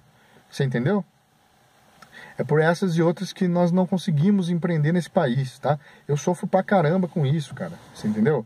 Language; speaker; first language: Portuguese; native; Portuguese